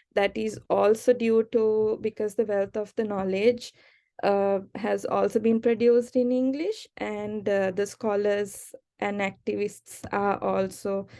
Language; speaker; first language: English; non-native, local second language; Sinhala